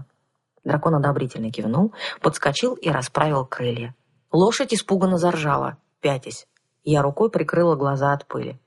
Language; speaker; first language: Russian; native; Russian